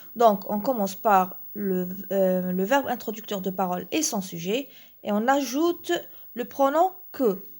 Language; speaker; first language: French; non-native, local second language; Arabic